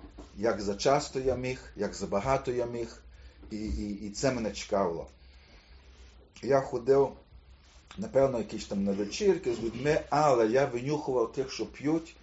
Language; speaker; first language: Ukrainian; early bilingual, heritage; Ukrainian